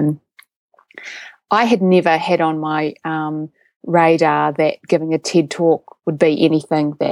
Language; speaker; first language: English; native; English